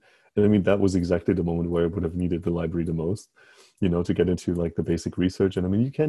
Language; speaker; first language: English; non-native, fluent; German